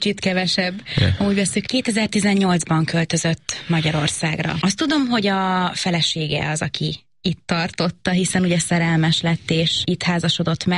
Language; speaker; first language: Hungarian; native; Hungarian